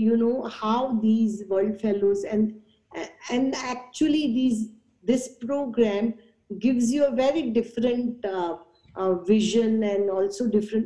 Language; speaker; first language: English; non-native, local second language; Gujarati